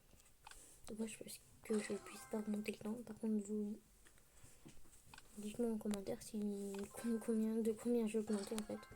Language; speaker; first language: French; native; French